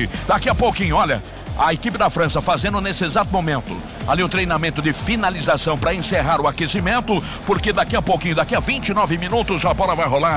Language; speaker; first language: Portuguese; native; Portuguese